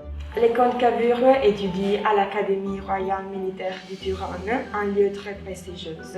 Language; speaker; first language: French; non-native, learner; Italian